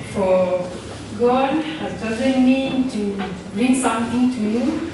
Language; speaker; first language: English; non-native, local second language; Swahili